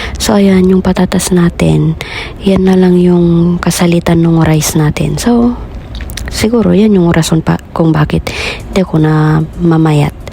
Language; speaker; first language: Filipino; non-native, local second language; Iloko